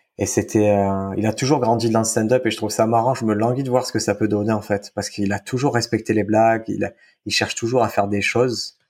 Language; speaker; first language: French; native; French